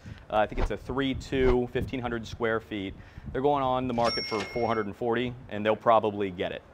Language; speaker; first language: English; native; English